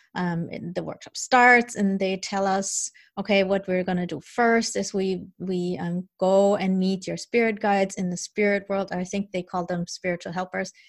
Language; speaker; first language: English; early bilingual, other home language; German